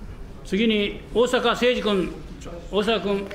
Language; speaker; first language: Japanese; native; Japanese